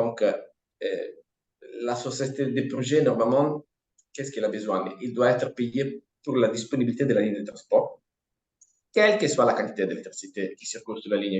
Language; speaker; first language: French; non-native, fluent; Italian